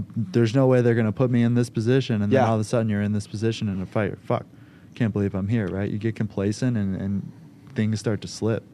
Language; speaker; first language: English; native; English